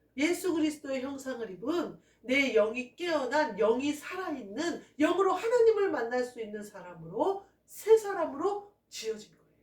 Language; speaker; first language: Korean; native; Korean